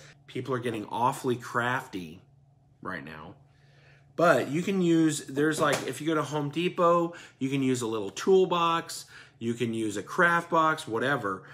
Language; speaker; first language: English; native; English